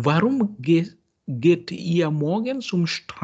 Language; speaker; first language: German; non-native, fluent; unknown